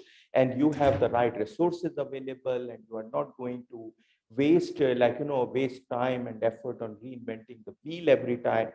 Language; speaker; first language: English; non-native, local second language; Urdu